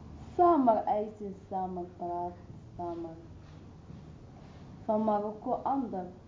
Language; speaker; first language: Dutch; non-native, learner; Arabic